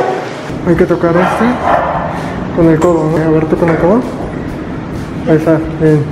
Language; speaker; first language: Spanish; native; Spanish